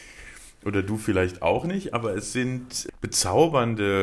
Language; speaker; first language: German; native; German